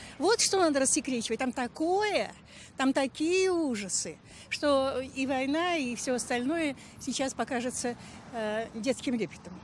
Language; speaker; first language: Russian; native; Russian